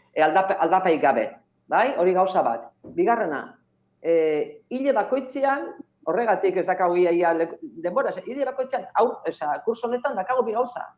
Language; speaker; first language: Basque; non-native, local second language; Spanish